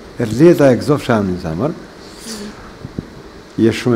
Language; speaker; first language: Albanian; native; Albanian